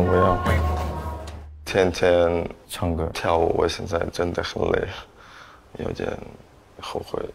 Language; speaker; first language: Chinese; non-native, fluent; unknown